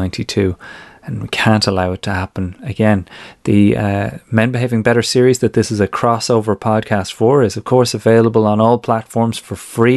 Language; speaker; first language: English; native; English